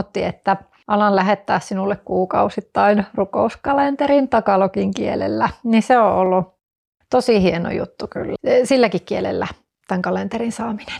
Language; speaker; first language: Finnish; native; Finnish